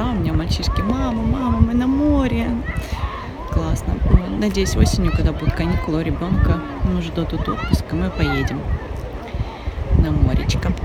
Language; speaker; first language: Russian; native; Russian